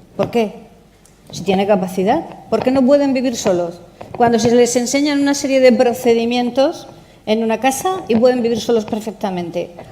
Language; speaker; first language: Spanish; native; Spanish